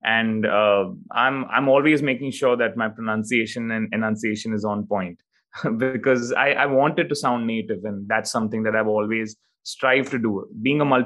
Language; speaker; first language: English; non-native, local second language; Hindi